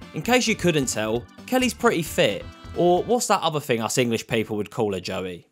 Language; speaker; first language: English; native; English